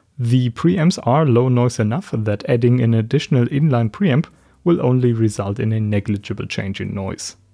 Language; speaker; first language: English; non-native, fluent; German